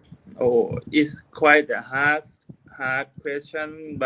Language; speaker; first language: English; non-native, learner; Thai